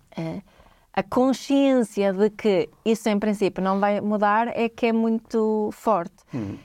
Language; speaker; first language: Portuguese; non-native, fluent; Swedish